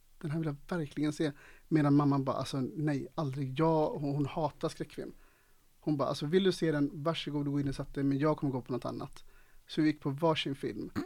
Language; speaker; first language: Swedish; native; Swedish